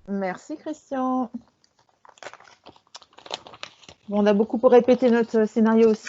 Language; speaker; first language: French; native; French